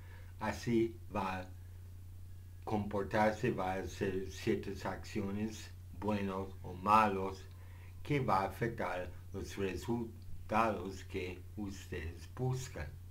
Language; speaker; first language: Spanish; non-native, fluent; English